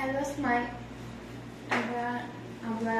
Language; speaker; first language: English; non-native, learner; Chinese